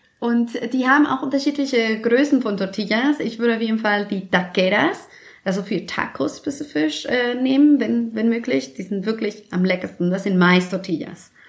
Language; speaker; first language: German; non-native, fluent; Spanish